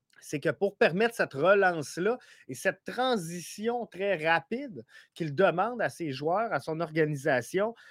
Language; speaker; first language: French; native; French